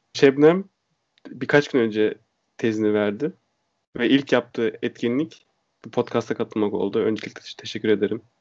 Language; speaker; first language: Turkish; native; Turkish